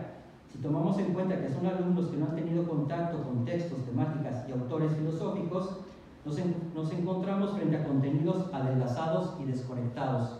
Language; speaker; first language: Spanish; native; Spanish